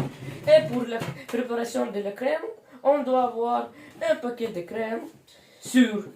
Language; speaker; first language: French; non-native, learner; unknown